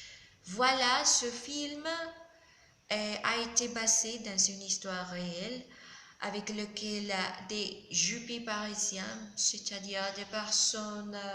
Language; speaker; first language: French; non-native, learner; Spanish